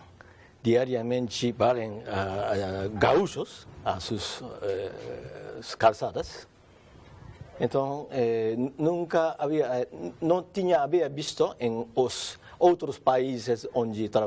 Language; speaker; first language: Portuguese; non-native, learner; Japanese